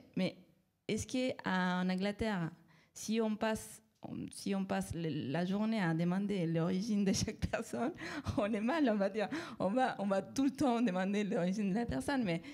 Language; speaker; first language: French; non-native, fluent; Spanish